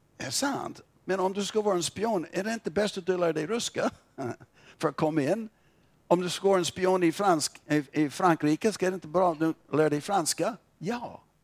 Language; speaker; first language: Swedish; non-native, fluent; English